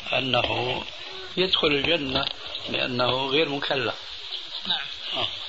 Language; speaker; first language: Arabic; early bilingual, other home language; Albanian